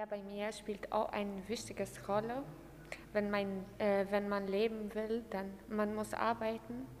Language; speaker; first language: German; non-native, learner; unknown